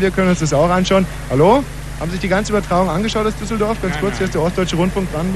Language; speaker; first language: German; native; German